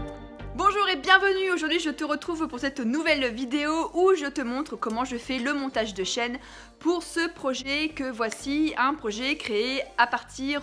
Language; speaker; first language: French; native; French